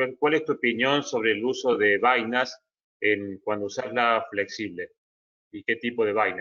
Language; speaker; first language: Spanish; native; Spanish